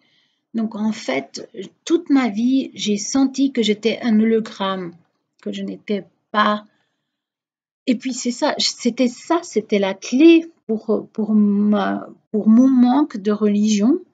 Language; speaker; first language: French; non-native, fluent; Portuguese